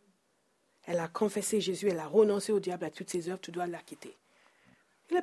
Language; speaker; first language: French; non-native, fluent; English